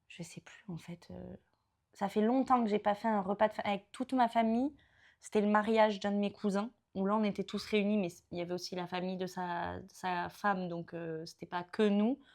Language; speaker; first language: French; native; French